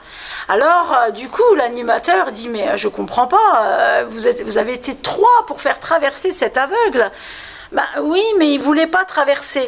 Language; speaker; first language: French; native; French